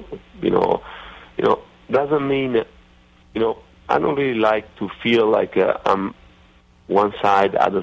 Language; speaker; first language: English; non-native, fluent; Italian